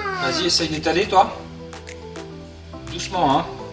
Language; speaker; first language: French; native; French